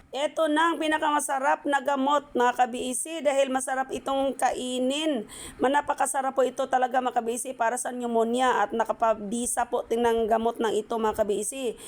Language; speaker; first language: Filipino; non-native, local second language; Cebuano